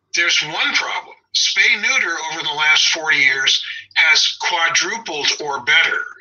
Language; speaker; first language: English; native; English